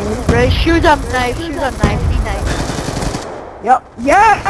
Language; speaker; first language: English; native; English